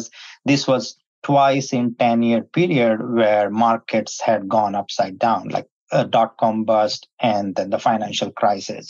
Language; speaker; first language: English; non-native, local second language; Hindi